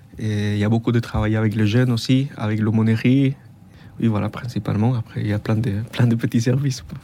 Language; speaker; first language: French; non-native, fluent; Spanish